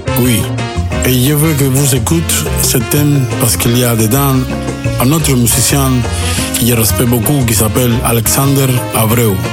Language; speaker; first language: French; non-native, learner; Spanish